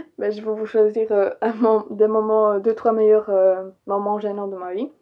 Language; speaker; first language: French; early bilingual, other home language; Polish